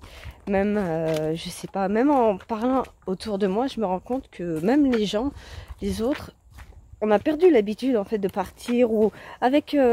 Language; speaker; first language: French; native; French